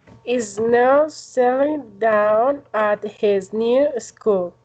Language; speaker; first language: English; non-native, learner; Spanish